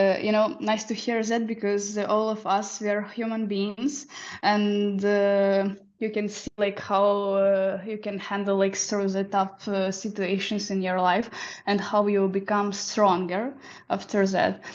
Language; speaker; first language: English; non-native, fluent; Ukrainian